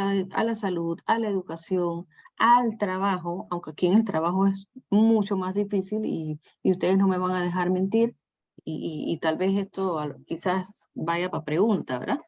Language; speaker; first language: Spanish; native; Spanish